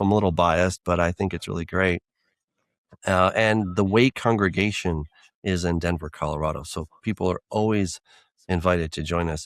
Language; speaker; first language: English; native; English